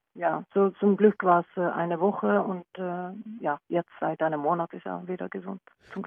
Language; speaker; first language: German; non-native, learner; Norwegian